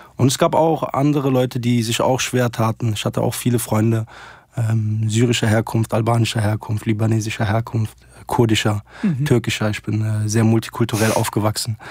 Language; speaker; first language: German; early bilingual, other home language; Arabic